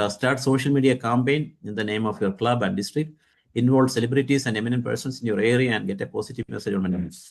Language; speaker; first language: English; non-native, local second language; Malayalam